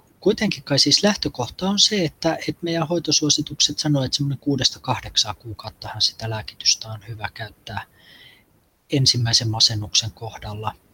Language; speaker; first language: Finnish; native; Finnish